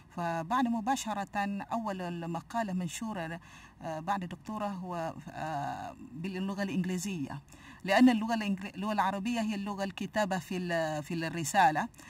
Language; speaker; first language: Arabic; non-native, fluent; Malay